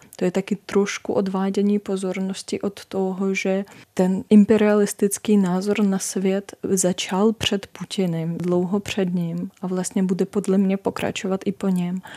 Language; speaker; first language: Czech; non-native, fluent; Russian